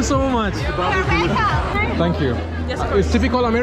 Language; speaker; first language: English; non-native, local second language; Swahili